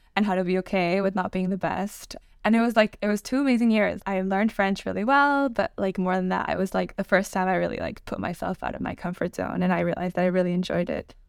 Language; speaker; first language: English; non-native, fluent; Spanish